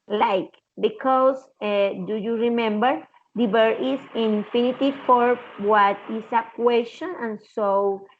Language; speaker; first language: English; non-native, learner; Spanish